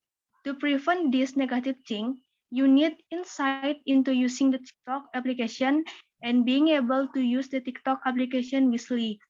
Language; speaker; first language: English; non-native, fluent; Indonesian